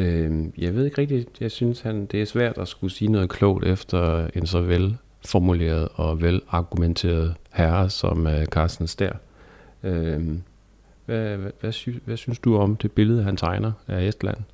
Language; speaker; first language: Danish; native; Danish